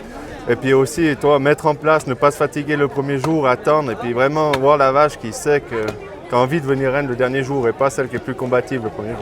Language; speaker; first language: French; native; French